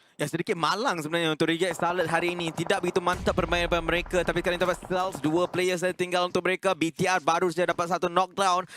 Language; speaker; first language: Malay; native; Malay